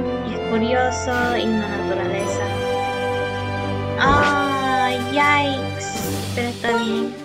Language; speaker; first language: Spanish; early bilingual, heritage; Spanish